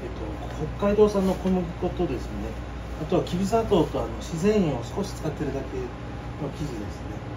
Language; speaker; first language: Japanese; native; Japanese